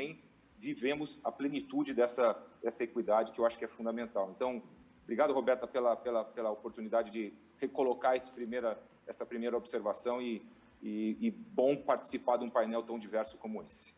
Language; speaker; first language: Portuguese; native; Portuguese